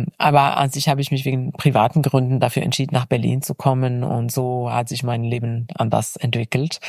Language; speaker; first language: German; non-native, fluent; Arabic